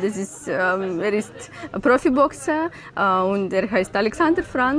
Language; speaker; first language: German; non-native, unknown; Ukrainian